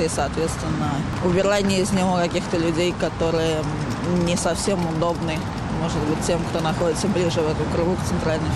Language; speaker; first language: Russian; native; Russian